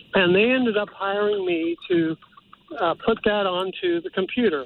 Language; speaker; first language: English; native; English